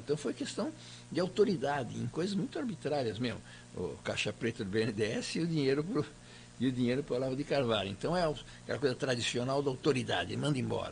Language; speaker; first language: Portuguese; native; Portuguese